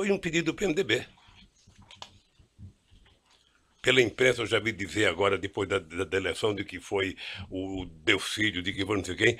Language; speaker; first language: Portuguese; native; Portuguese